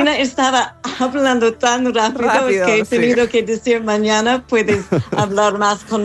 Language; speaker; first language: Spanish; non-native, learner; English